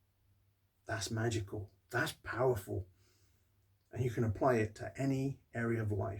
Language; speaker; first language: English; native; English